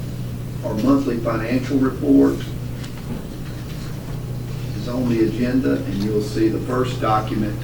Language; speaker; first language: English; native; English